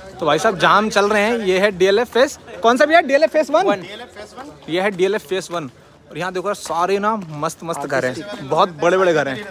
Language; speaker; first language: Hindi; native; Hindi